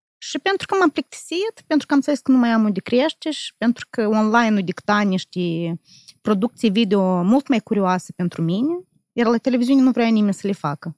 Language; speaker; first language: Romanian; native; Romanian